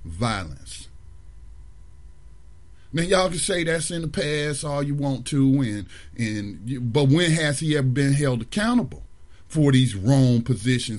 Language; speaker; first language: English; native; English